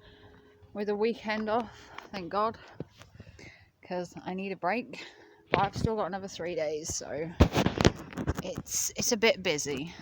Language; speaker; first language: English; native; English